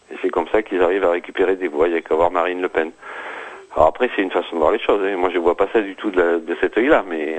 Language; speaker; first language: French; native; French